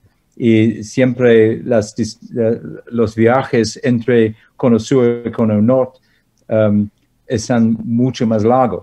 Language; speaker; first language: Spanish; non-native, fluent; English